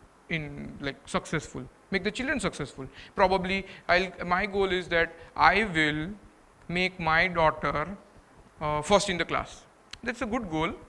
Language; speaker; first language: English; non-native, local second language; Gujarati